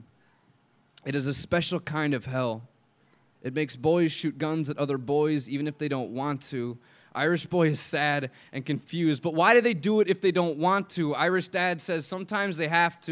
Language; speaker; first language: English; native; English